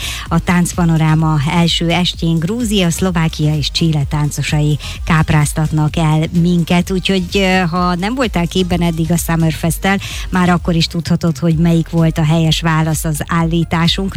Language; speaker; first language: Hungarian; native; Hungarian